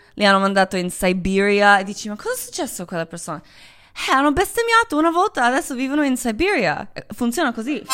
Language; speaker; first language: Italian; non-native, fluent; Croatian